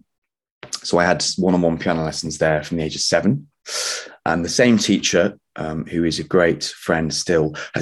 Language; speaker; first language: English; native; English